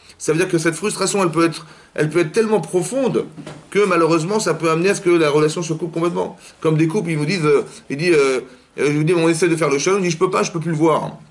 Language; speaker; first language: French; native; French